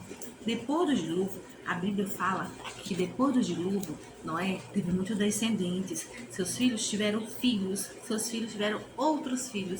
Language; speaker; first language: Portuguese; native; Portuguese